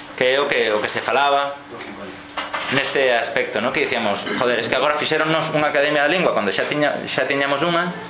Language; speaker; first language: Galician; non-native, fluent; Catalan